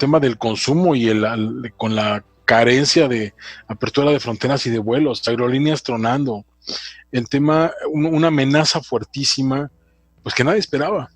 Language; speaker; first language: Spanish; native; Spanish